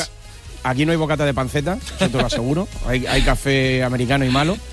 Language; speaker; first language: Spanish; native; Spanish